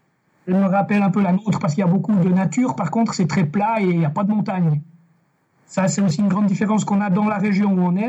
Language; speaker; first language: French; native; French